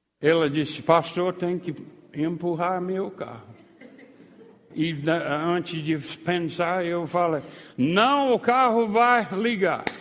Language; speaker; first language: Portuguese; non-native, fluent; English